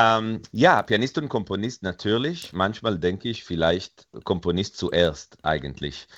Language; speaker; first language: German; non-native, fluent; Hebrew